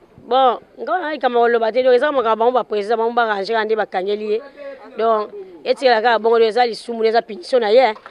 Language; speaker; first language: Lingala; non-native, local second language; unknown